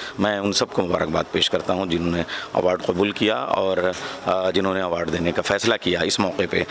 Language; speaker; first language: Urdu; native; Urdu